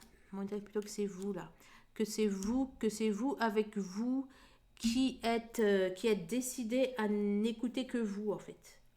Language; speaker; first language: French; native; French